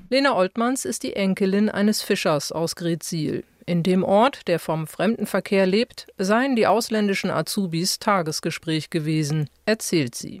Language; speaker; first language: German; native; German